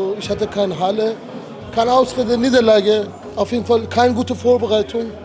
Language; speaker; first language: German; non-native, fluent; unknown